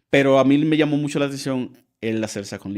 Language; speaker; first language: Spanish; native; Spanish